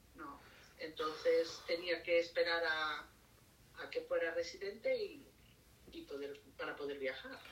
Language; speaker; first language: Spanish; native; Spanish